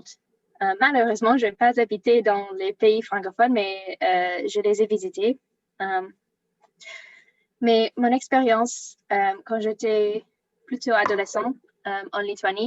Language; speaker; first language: French; non-native, learner; English